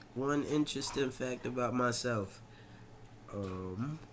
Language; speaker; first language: English; native; English